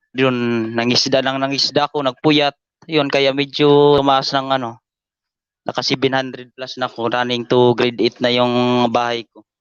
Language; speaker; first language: Filipino; non-native, local second language; Waray